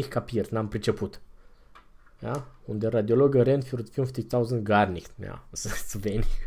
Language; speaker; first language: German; non-native, fluent; Romanian